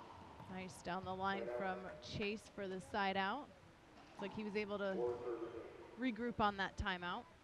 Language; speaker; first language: English; native; English